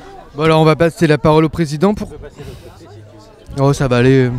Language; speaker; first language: French; native; French